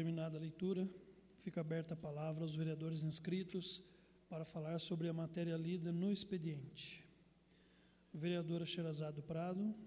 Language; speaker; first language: Portuguese; native; Portuguese